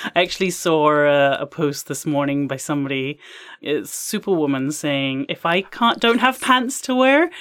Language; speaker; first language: English; native; English